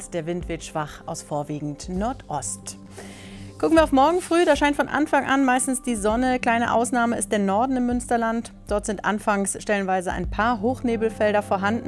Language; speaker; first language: German; native; German